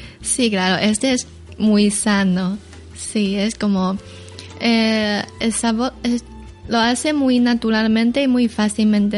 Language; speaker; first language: Spanish; non-native, learner; Chinese